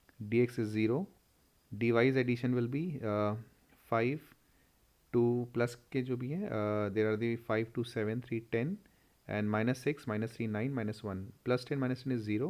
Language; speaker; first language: English; non-native, local second language; Hindi